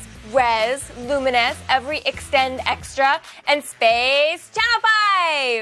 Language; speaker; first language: English; native; English